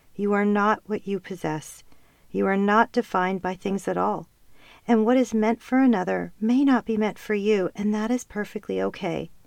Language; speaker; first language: English; native; English